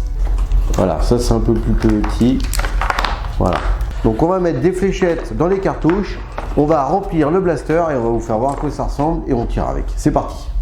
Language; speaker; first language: French; native; French